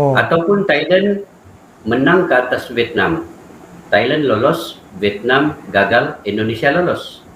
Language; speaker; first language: Malay; native; Malay